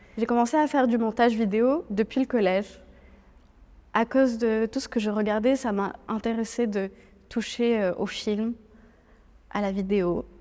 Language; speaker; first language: French; non-native, local second language; Arabic